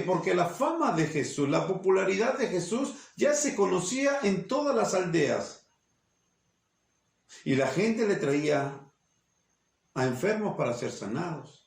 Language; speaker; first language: Spanish; native; Spanish